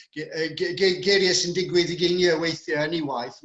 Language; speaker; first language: Welsh; non-native, fluent; English